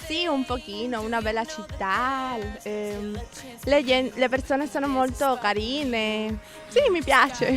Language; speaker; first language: Italian; non-native, learner; Spanish